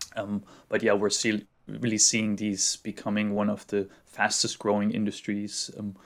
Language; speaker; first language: English; non-native, fluent; German